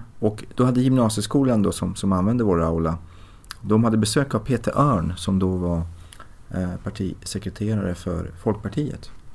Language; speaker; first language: Swedish; early bilingual, other home language; Persian